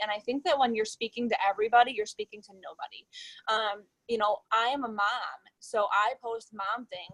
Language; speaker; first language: English; native; English